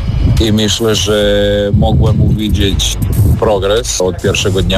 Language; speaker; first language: Polish; non-native, fluent; Serbian